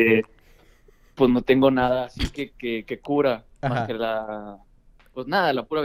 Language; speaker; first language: Spanish; native; Spanish